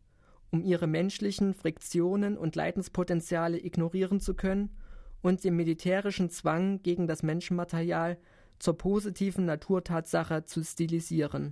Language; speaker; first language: German; native; German